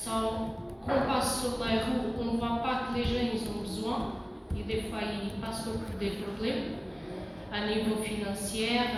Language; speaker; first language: French; non-native, learner; Portuguese